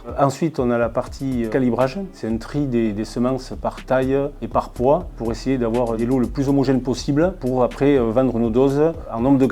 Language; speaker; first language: French; native; French